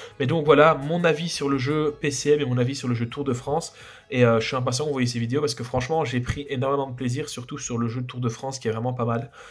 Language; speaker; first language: French; native; French